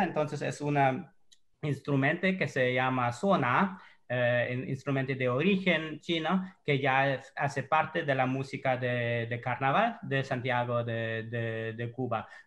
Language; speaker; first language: Spanish; non-native, fluent; English